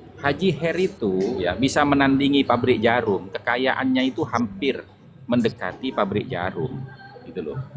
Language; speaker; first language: Indonesian; non-native, local second language; Madurese